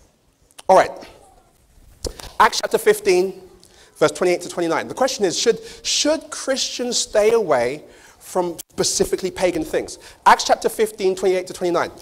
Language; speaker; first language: English; native; English